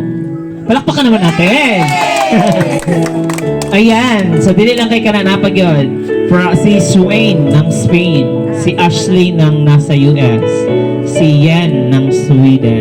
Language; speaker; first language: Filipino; non-native, local second language; Cebuano